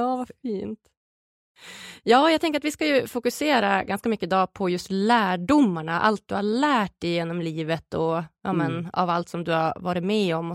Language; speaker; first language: Swedish; native; Swedish